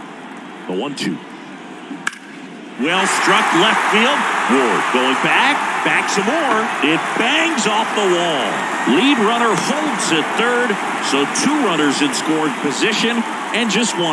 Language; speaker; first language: English; native; English